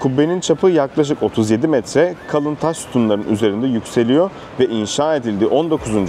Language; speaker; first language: Turkish; native; Turkish